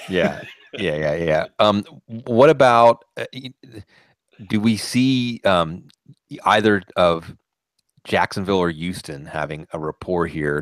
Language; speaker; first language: English; native; English